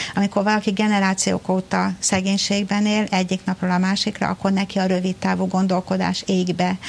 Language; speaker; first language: Hungarian; native; Hungarian